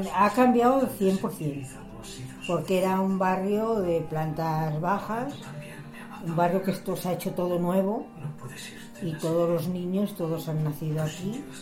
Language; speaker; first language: Spanish; native; Spanish